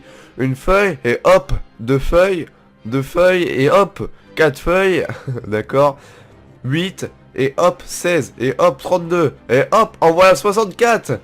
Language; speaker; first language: French; native; French